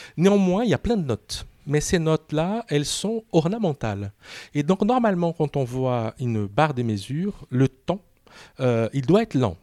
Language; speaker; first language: French; non-native, fluent; Portuguese